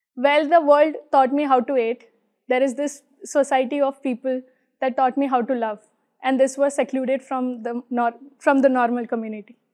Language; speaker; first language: English; non-native, local second language; Hindi